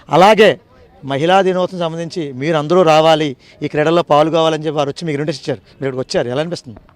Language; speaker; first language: Telugu; native; Telugu